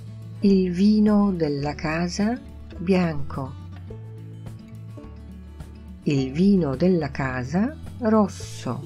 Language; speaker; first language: Italian; non-native, fluent; Polish